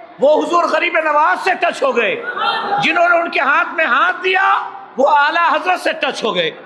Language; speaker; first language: Urdu; non-native, fluent; Bangla